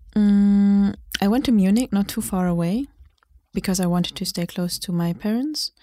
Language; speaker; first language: English; non-native, fluent; German